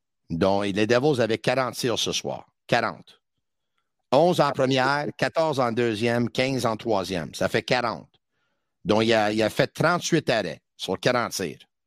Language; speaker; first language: French; non-native, local second language; English